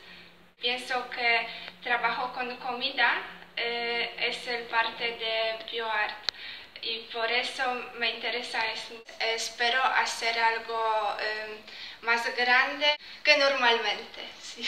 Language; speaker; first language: Spanish; non-native, fluent; Polish